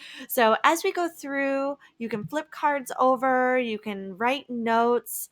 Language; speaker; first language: English; native; English